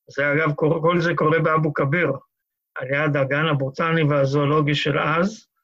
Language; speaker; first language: Hebrew; native; Hebrew